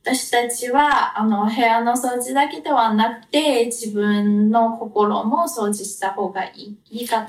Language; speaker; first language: Japanese; non-native, fluent; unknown